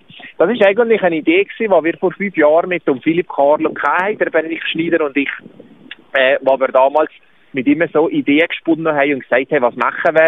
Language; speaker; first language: German; native; German